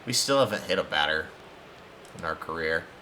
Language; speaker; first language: English; native; English